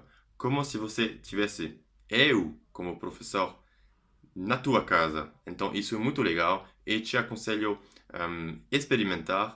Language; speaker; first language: Portuguese; non-native, fluent; French